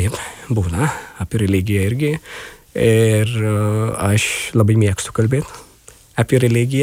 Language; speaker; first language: Lithuanian; non-native, fluent; Urdu